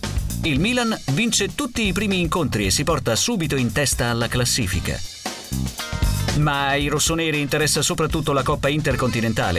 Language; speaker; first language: Italian; native; Italian